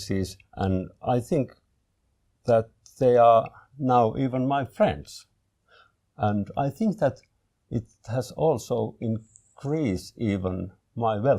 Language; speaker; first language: English; non-native, fluent; Finnish